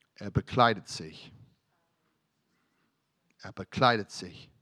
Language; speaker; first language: German; non-native, fluent; English